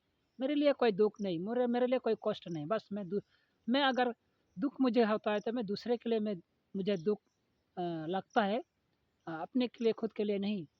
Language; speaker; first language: Hindi; non-native, local second language; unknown